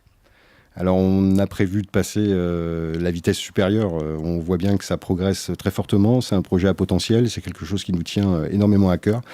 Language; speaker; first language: French; native; French